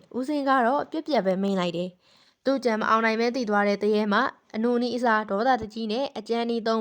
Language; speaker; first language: Burmese; native; Burmese